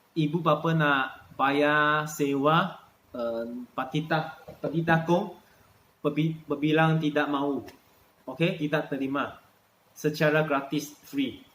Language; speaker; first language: Malay; non-native, local second language; Chinese